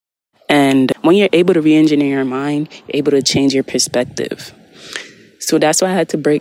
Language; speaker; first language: English; native; English